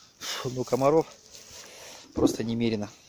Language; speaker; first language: Russian; native; Russian